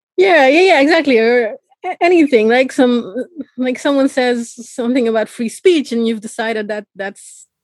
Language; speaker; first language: English; non-native, fluent; Persian